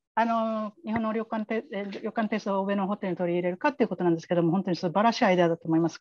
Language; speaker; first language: Japanese; native; Japanese